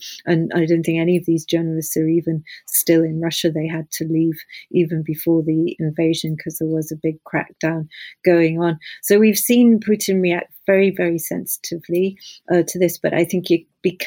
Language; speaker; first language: English; native; English